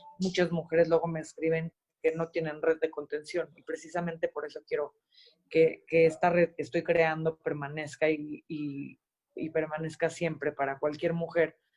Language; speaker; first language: Spanish; native; Spanish